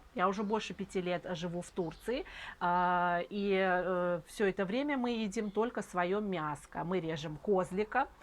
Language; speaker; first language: Russian; native; Russian